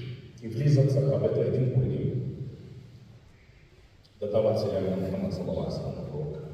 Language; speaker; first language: Bulgarian; non-native, fluent; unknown